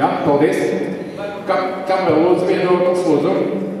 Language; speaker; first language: Latvian; native; Latvian